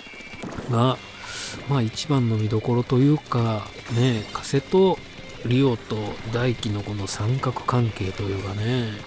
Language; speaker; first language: Japanese; native; Japanese